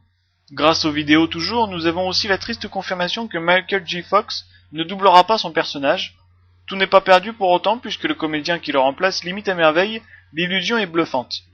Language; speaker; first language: French; native; French